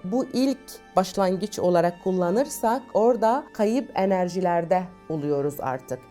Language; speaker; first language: Turkish; non-native, fluent; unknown